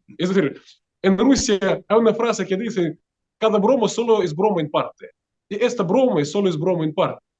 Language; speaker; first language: Spanish; non-native, fluent; Russian